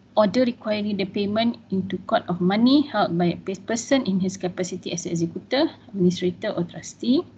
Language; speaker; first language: English; non-native, local second language; Malay